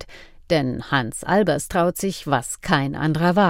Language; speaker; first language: German; native; German